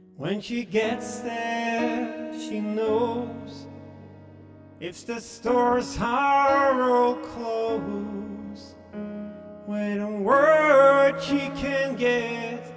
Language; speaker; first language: English; non-native, fluent; Swedish